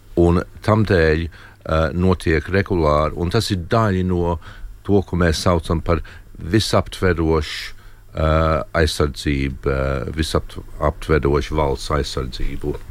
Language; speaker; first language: Latvian; native; Latvian